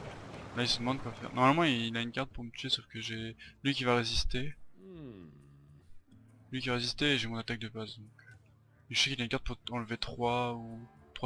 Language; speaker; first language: French; native; French